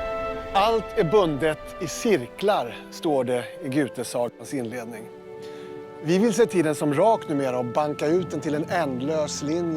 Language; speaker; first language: Swedish; native; Swedish